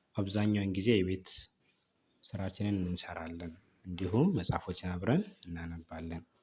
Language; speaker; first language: Amharic; native; Amharic